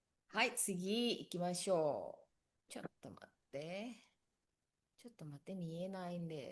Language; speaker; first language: Japanese; non-native, fluent; Indonesian